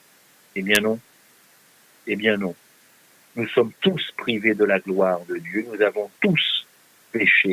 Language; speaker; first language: French; native; French